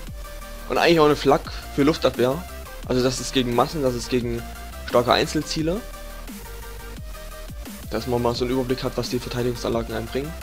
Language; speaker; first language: German; native; German